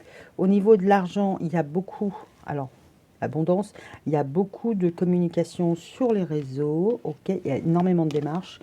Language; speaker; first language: French; native; French